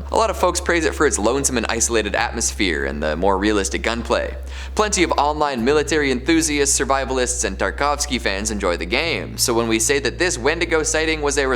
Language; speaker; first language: English; native; English